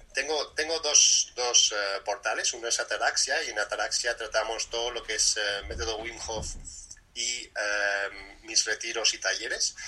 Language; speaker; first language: Spanish; early bilingual, other home language; English